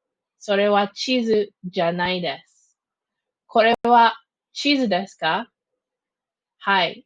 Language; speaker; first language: Japanese; non-native, fluent; English